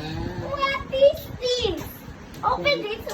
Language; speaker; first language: English; non-native, learner; Malayalam